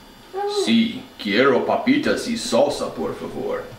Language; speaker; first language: Spanish; non-native, learner; English